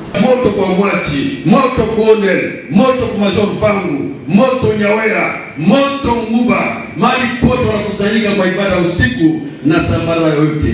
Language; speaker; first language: Swahili; native; Swahili